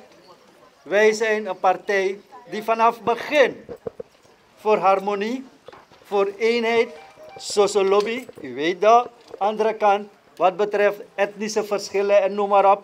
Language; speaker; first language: Dutch; native; Dutch